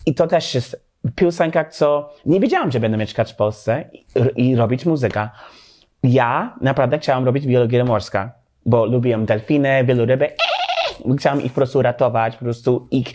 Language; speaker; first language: Polish; non-native, learner; English